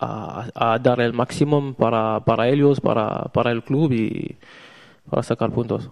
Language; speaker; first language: Spanish; non-native, learner; French